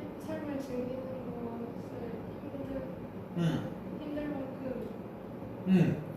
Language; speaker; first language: Korean; native; Korean